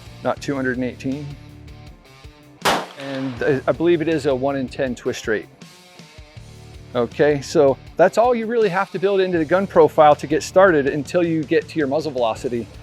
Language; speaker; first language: English; native; English